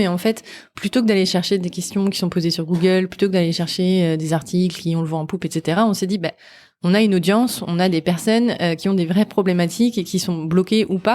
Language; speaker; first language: French; native; French